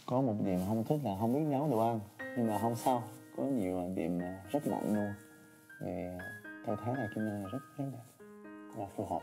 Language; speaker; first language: Vietnamese; early bilingual, heritage; French